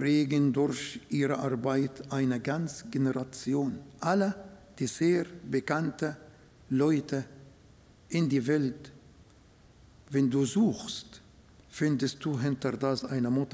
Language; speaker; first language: German; non-native, fluent; Arabic